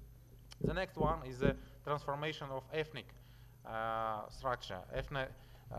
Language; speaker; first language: English; non-native, learner; Russian